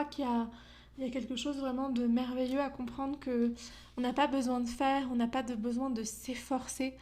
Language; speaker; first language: French; native; French